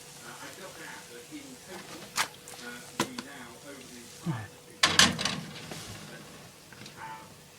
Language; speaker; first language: English; native; English